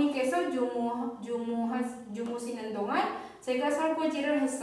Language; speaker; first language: Korean; non-native, fluent; Indonesian